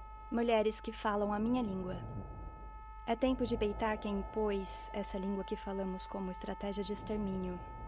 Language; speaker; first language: Portuguese; native; Portuguese